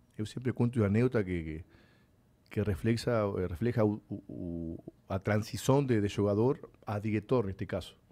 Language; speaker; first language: Spanish; native; Spanish